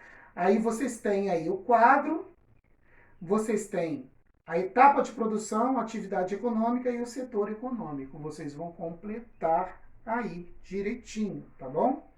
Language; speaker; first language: Portuguese; native; Portuguese